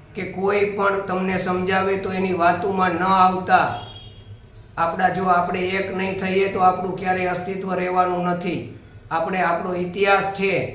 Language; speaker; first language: Gujarati; native; Gujarati